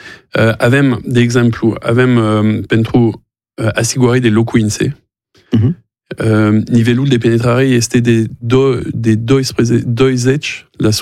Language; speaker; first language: Romanian; non-native, learner; French